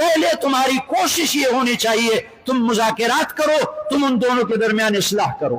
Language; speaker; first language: Urdu; non-native, local second language; Northern Hindko